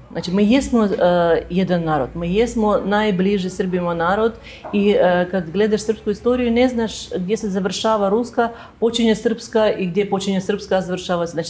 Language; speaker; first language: Serbian; non-native, fluent; Russian